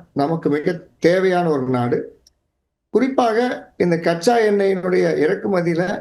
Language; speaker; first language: Tamil; native; Tamil